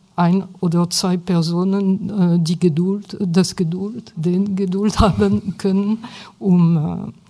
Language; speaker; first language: German; non-native, fluent; French